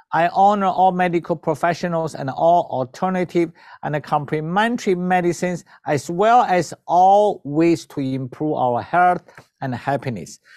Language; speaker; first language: English; non-native, learner; Chinese